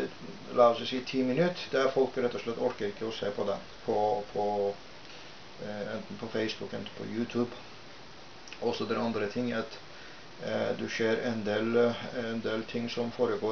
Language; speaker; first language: Norwegian; non-native, fluent; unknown